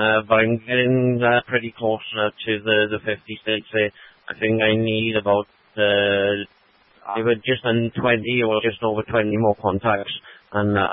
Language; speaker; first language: English; native; English